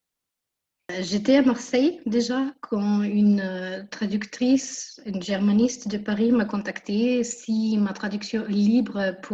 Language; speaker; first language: French; non-native, fluent; German